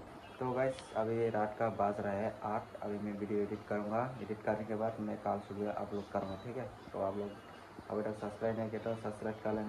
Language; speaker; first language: Hindi; non-native, learner; Kok Borok